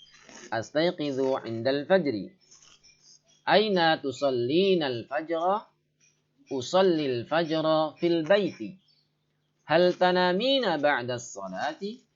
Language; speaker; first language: Arabic; non-native, fluent; Indonesian